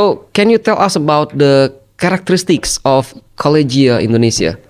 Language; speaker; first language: English; non-native, fluent; Indonesian